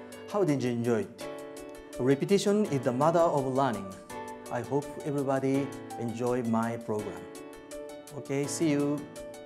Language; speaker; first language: English; non-native, fluent; Japanese